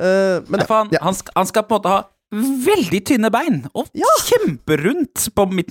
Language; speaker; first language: Norwegian; native; Norwegian